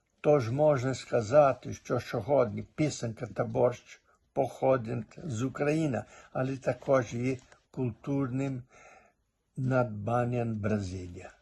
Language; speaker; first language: Ukrainian; early bilingual, heritage; Portuguese